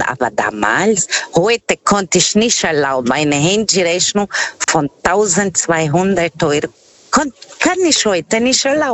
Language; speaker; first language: German; non-native, fluent; Portuguese